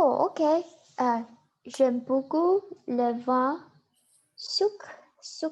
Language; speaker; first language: French; non-native, learner; Chinese